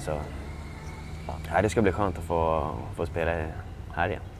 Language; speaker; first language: Swedish; native; Swedish